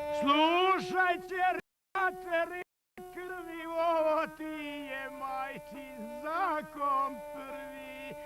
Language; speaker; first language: Bosnian; native; Bosnian